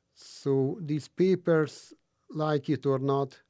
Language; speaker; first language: English; non-native, fluent; Hungarian